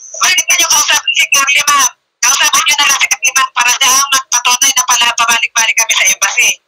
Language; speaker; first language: Filipino; native; Filipino